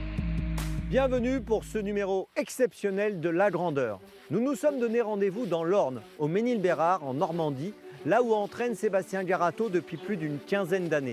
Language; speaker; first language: French; native; French